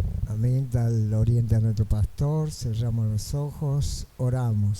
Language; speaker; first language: Spanish; native; Spanish